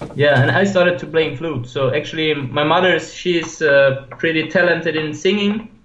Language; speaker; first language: English; non-native, fluent; German